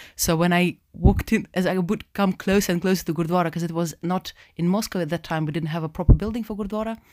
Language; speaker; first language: English; non-native, fluent; Russian